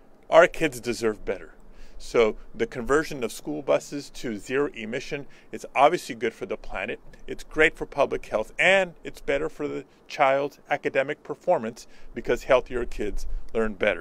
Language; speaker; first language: English; early bilingual, other home language; Spanish